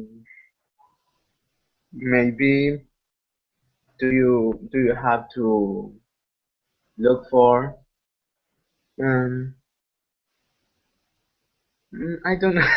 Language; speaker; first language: English; non-native, learner; Spanish